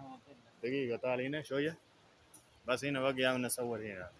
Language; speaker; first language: Arabic; non-native, fluent; Urdu